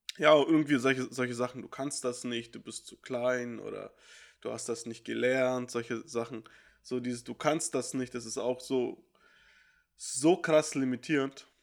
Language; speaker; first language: German; native; German